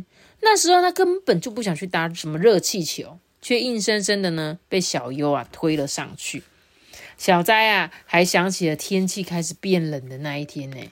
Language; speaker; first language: Chinese; native; Chinese